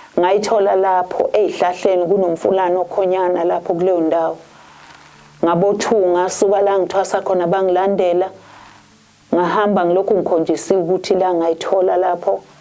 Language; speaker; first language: Zulu; native; Zulu